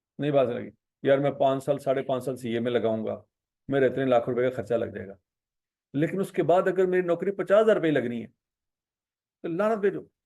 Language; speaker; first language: Urdu; non-native, local second language; Punjabi